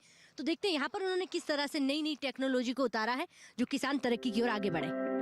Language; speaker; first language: Hindi; native; Hindi